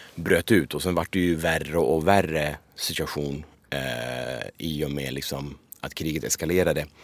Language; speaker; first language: Swedish; early bilingual, other home language; Persian